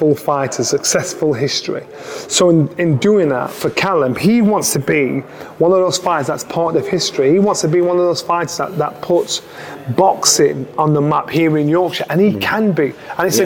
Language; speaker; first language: English; native; English